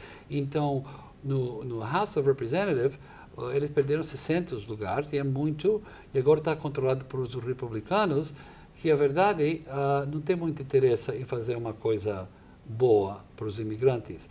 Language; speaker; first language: Portuguese; non-native, fluent; English